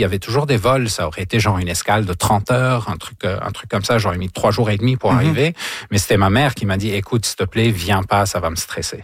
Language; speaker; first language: French; non-native, local second language; Arabic